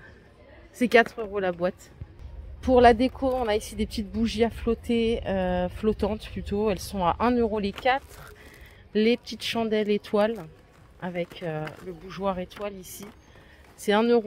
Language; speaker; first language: French; native; French